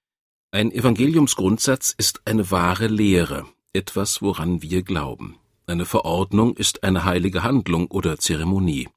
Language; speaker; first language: German; native; German